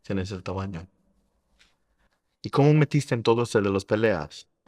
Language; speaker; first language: Spanish; early bilingual, heritage; Spanish